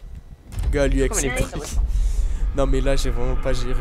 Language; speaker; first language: French; native; French